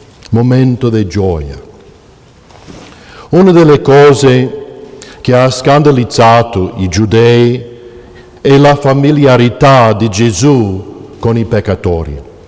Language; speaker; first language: Italian; non-native, fluent; English